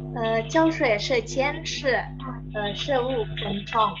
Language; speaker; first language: Chinese; non-native, learner; Indonesian